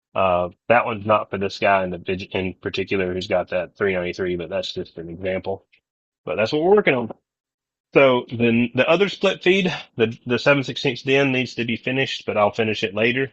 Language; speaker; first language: English; native; English